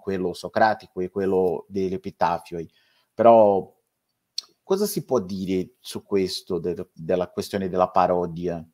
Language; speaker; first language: Italian; non-native, fluent; Portuguese